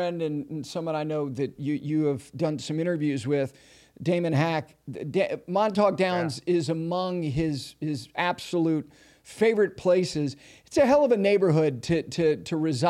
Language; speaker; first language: English; native; English